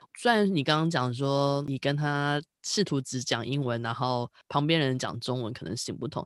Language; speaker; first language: Chinese; native; Chinese